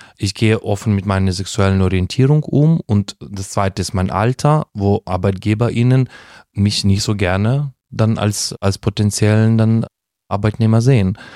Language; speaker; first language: German; non-native, fluent; Russian